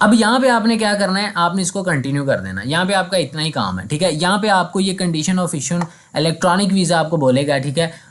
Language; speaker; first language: Urdu; non-native, local second language; Punjabi